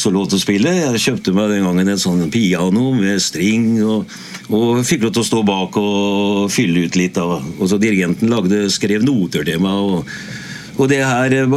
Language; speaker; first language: Norwegian; native; Norwegian